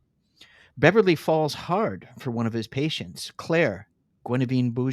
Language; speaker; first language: English; native; English